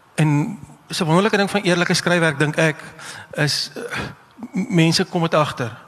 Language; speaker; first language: Afrikaans; native; Afrikaans